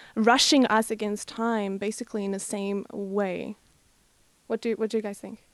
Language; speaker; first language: English; non-native, fluent; Slovak